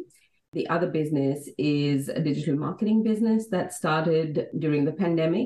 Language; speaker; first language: English; non-native, local second language; Hindi